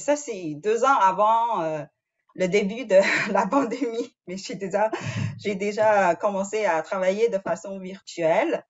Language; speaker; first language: French; non-native, fluent; Chinese